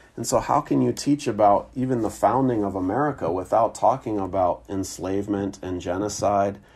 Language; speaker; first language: English; native; English